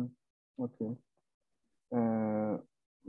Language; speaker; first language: French; non-native, learner; Portuguese